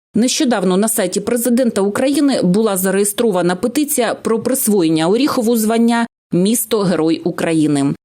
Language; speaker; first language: Ukrainian; native; Ukrainian